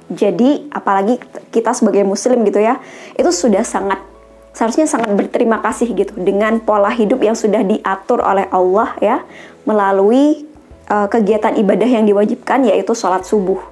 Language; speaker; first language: Indonesian; native; Indonesian